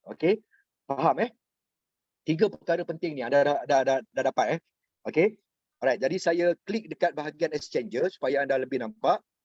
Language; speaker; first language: Malay; native; Malay